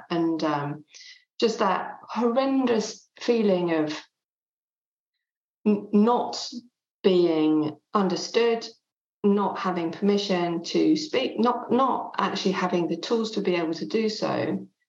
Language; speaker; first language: English; non-native, local second language; French